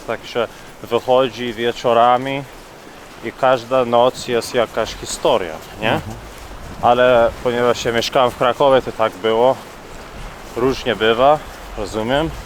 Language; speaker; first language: Polish; early bilingual, heritage; Polish